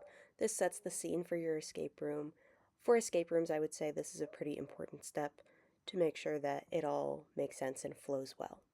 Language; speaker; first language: English; native; English